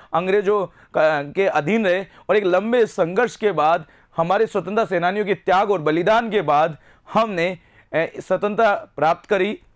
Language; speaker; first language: Hindi; native; Hindi